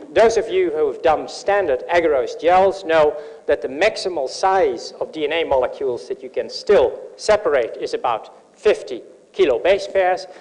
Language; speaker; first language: English; non-native, fluent; Dutch